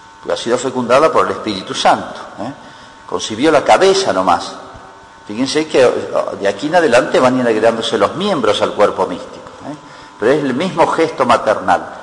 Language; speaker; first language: Spanish; native; Spanish